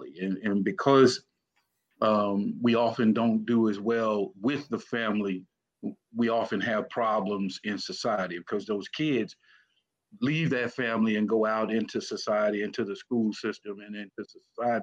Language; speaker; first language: English; native; English